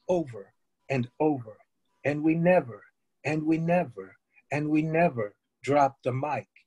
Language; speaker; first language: English; native; English